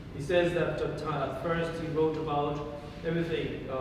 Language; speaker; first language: English; non-native, fluent; Spanish